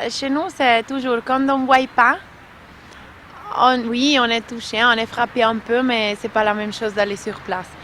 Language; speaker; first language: French; non-native, local second language; Italian